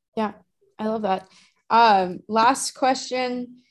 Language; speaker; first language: English; native; English